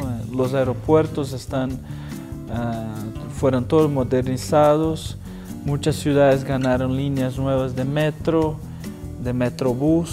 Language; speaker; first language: Spanish; non-native, fluent; Portuguese